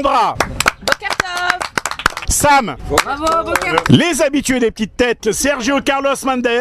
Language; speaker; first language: French; native; French